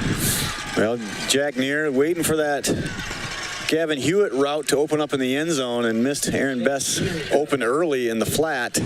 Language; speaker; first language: English; native; English